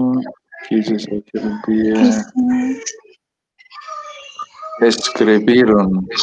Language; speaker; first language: Spanish; non-native, learner; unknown